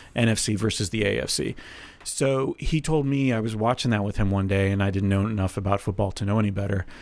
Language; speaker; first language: English; native; English